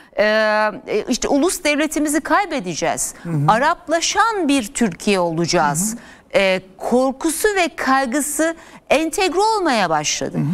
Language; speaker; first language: Turkish; native; Turkish